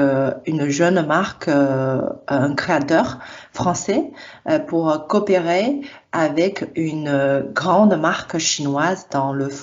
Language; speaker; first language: French; non-native, fluent; Chinese